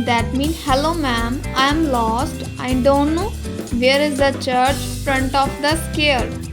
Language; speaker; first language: English; non-native, learner; Hindi